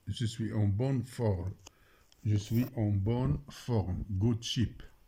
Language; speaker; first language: French; non-native, local second language; Arabic